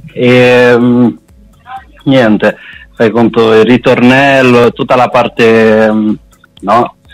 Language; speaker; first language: Italian; native; Italian